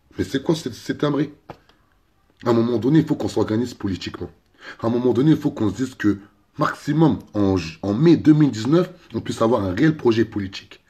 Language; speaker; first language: French; early bilingual, other home language; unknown